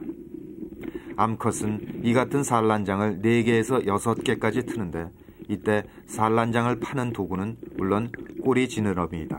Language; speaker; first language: Korean; native; Korean